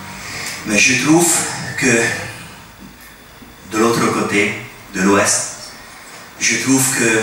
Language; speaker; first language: French; non-native, fluent; Hungarian